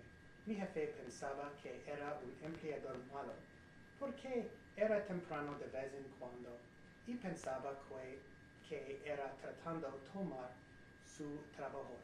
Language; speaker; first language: Spanish; non-native, learner; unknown